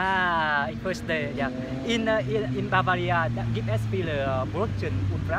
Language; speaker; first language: German; non-native, learner; Vietnamese